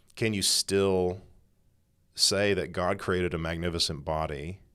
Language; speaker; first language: English; native; English